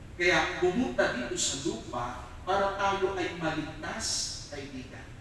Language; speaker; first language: Filipino; non-native, local second language; Iloko